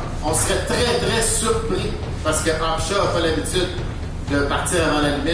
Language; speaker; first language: French; native; French